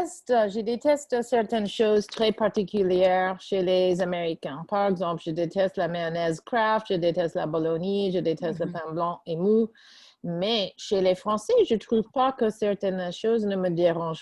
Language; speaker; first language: French; non-native, fluent; English